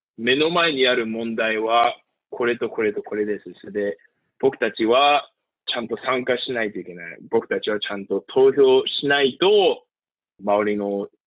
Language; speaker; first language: Japanese; early bilingual, heritage; Japanese